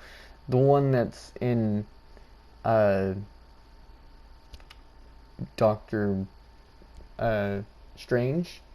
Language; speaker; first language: English; native; English